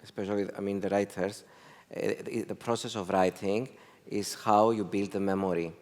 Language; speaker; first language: English; non-native, fluent; Greek